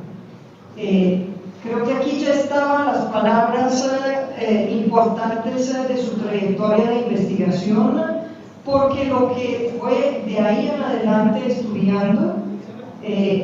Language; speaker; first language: Spanish; native; Spanish